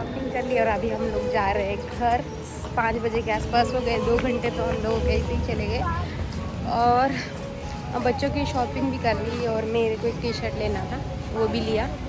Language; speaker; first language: Hindi; native; Hindi